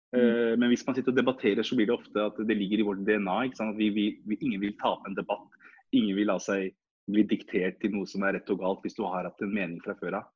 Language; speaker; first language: Norwegian; early bilingual, other home language; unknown